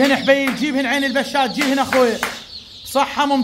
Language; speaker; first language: Arabic; native; Arabic